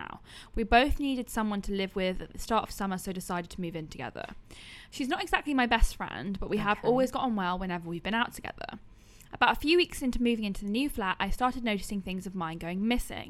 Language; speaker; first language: English; native; English